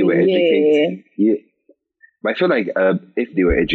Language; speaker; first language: English; non-native, local second language; Akan